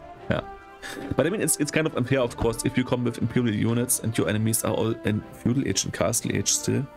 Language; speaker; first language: English; non-native, fluent; German